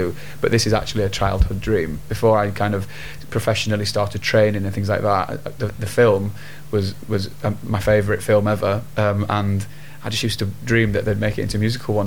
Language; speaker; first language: English; native; English